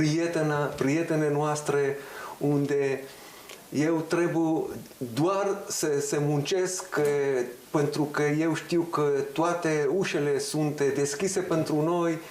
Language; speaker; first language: Romanian; early bilingual, heritage; Hebrew